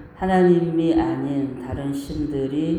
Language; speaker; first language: Korean; native; Korean